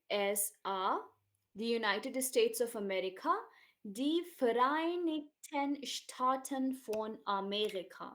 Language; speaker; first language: German; non-native, fluent; Hindi